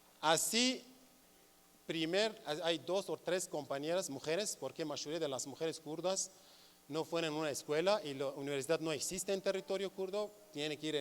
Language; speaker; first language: Spanish; non-native, learner; Kurdish